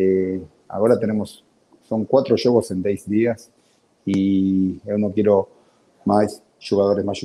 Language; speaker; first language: Portuguese; non-native, fluent; Spanish